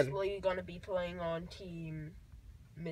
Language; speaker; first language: English; native; English